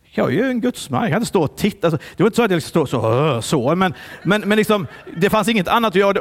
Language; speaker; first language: Swedish; early bilingual, other home language; Italian